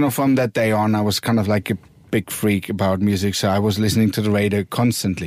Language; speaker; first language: English; non-native, fluent; German